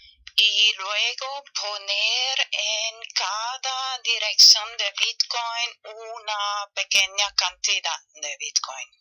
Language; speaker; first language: Spanish; non-native, fluent; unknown